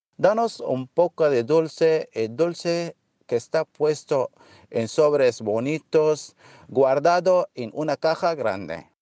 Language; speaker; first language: Spanish; non-native, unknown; Arabic